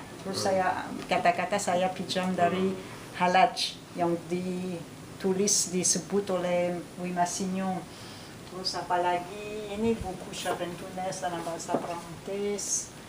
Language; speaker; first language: Indonesian; non-native, fluent; French